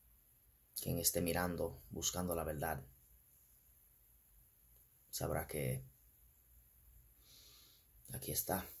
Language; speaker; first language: Spanish; non-native, fluent; English